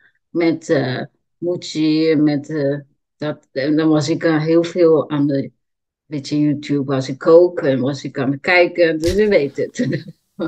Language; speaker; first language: Dutch; non-native, learner; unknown